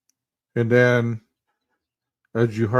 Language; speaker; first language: English; native; English